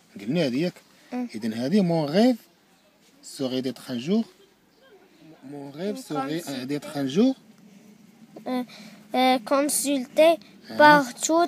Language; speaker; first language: French; non-native, learner; Arabic